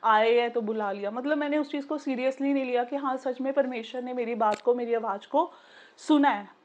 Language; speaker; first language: Hindi; native; Hindi